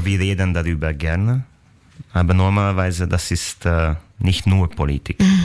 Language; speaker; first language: German; non-native, fluent; Hungarian